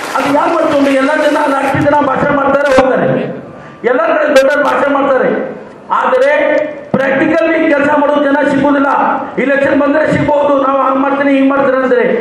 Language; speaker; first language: Kannada; non-native, local second language; Urdu